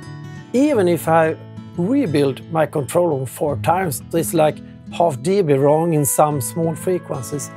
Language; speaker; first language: English; non-native, fluent; Swedish